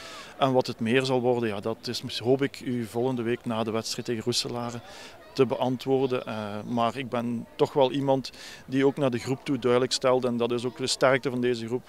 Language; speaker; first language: Dutch; native; Dutch